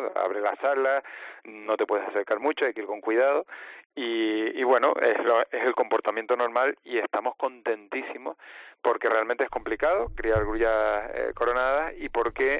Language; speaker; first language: Spanish; native; Spanish